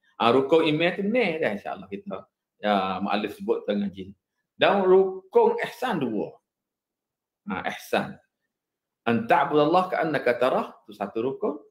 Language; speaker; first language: Malay; native; Malay